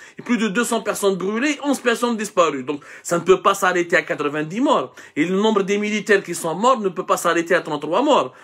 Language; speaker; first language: French; non-native, local second language; Arabic